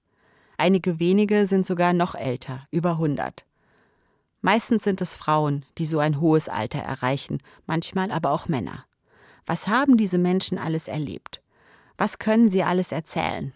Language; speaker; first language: German; native; German